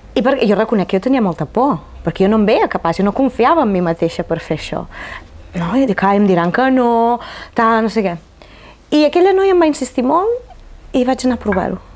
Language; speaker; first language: Catalan; non-native, fluent; Romanian